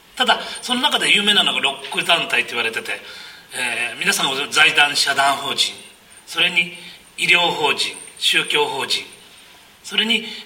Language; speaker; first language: Japanese; native; Japanese